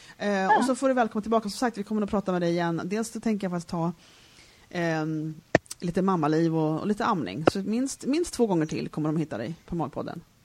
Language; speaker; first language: Swedish; native; Swedish